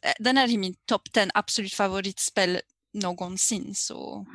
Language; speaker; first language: Swedish; non-native, fluent; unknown